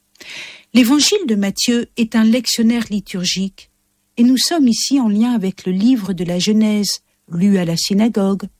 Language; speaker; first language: French; native; French